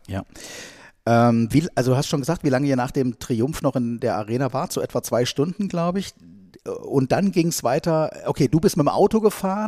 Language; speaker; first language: German; native; German